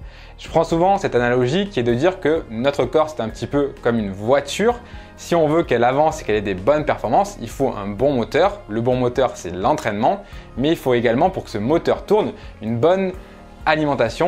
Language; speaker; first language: French; native; French